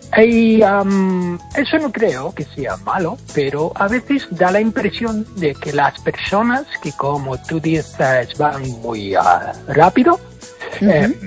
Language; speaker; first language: Spanish; non-native, fluent; English